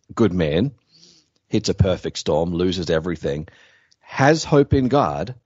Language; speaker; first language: English; native; English